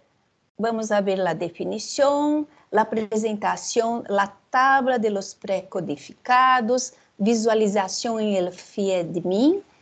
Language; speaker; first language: Spanish; non-native, fluent; Portuguese